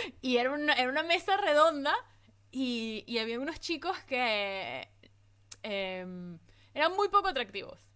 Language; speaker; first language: Spanish; native; Spanish